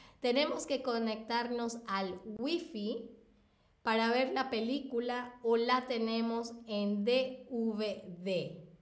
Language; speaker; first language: Spanish; native; Spanish